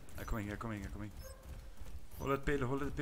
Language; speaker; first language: English; non-native, learner; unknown